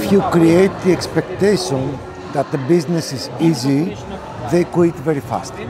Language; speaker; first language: English; non-native, fluent; Greek